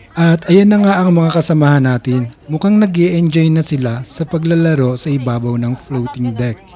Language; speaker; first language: Filipino; native; Filipino